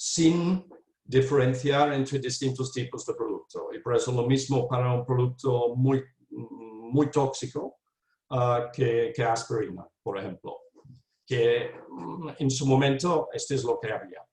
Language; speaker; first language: Spanish; non-native, fluent; English